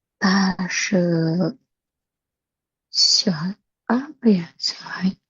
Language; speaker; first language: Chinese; non-native, learner; Indonesian